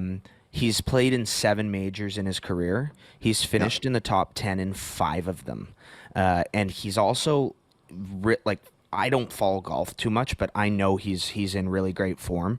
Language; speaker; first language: English; native; English